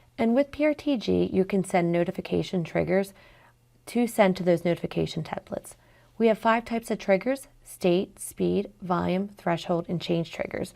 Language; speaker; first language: English; native; English